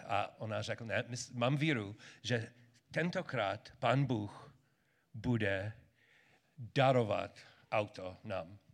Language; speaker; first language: Czech; non-native, learner; English